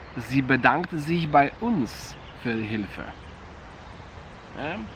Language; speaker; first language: German; non-native, fluent; Polish